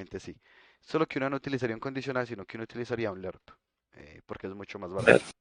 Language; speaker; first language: Spanish; native; Spanish